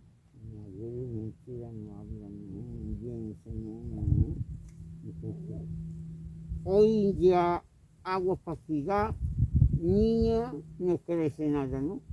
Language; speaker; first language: Spanish; non-native, local second language; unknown